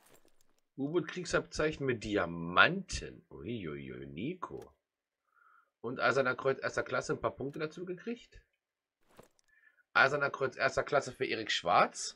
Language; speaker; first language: German; native; German